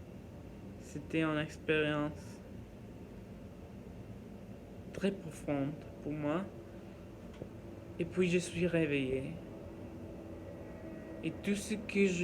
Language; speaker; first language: French; non-native, learner; Norwegian